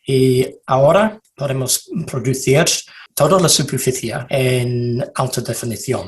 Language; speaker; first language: Spanish; non-native, fluent; English